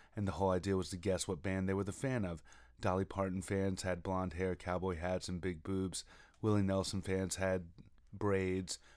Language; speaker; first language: English; native; English